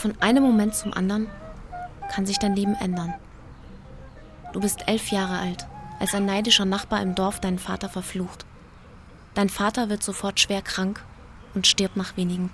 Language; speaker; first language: German; native; German